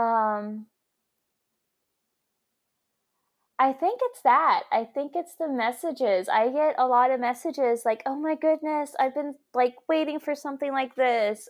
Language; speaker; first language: English; native; English